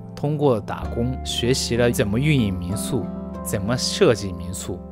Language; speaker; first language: Chinese; non-native, fluent; Japanese